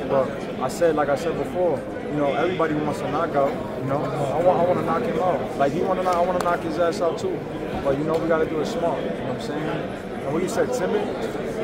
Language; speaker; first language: English; early bilingual, other home language; Spanish